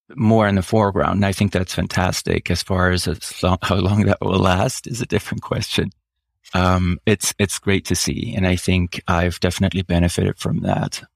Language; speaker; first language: English; non-native, fluent; German